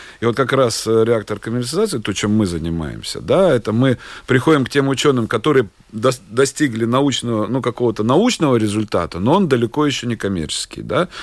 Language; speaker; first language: Russian; native; Russian